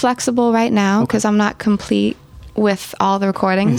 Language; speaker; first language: English; native; English